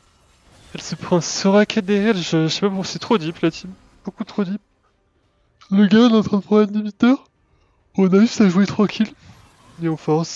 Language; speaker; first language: French; native; French